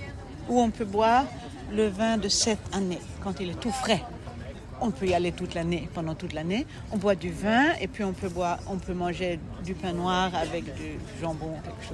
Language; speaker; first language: French; non-native, fluent; German